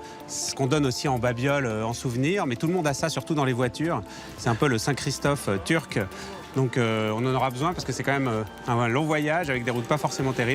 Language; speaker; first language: French; native; French